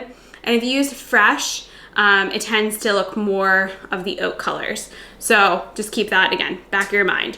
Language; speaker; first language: English; native; English